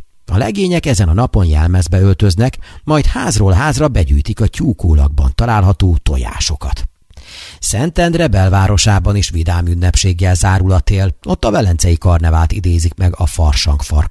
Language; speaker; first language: Hungarian; native; Hungarian